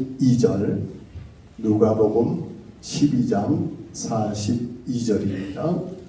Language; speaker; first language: Korean; native; Korean